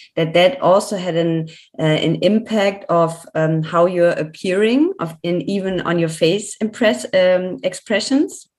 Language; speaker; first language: English; non-native, fluent; German